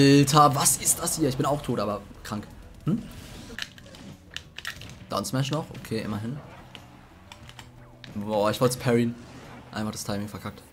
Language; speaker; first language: German; native; German